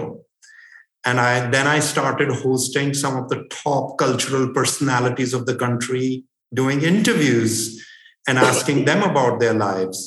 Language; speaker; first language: English; non-native, local second language; Hindi